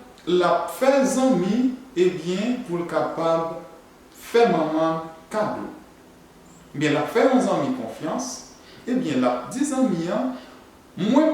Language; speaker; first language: French; non-native, learner; Haitian Creole